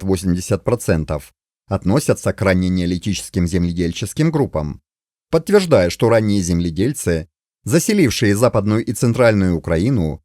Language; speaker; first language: Russian; native; Russian